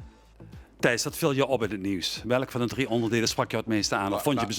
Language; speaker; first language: Dutch; native; Dutch